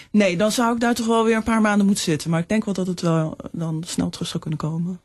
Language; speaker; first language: Dutch; early bilingual, other home language; Danish